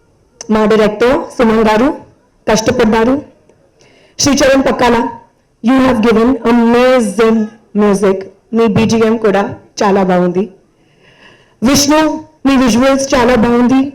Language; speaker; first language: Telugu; non-native, learner; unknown